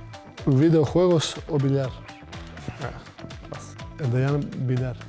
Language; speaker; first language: Spanish; non-native, fluent; Serbian